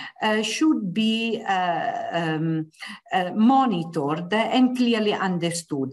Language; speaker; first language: English; non-native, fluent; Italian